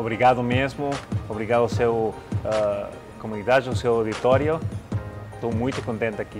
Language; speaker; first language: Portuguese; non-native, learner; Spanish